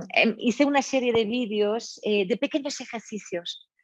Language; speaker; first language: Spanish; non-native, fluent; French